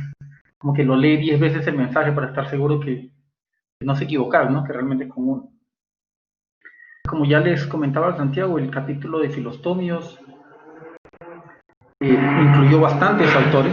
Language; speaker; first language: Spanish; native; Spanish